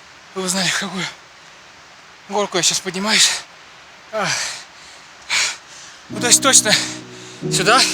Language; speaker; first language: Russian; native; Russian